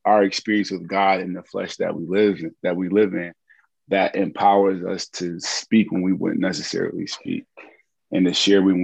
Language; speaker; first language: English; native; English